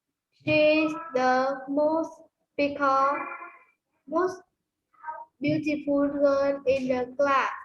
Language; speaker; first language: English; non-native, learner; Vietnamese